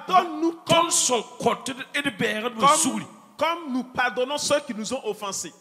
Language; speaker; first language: French; non-native, local second language; Mossi